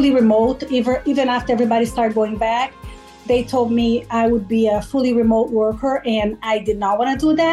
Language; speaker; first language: English; non-native, fluent; Portuguese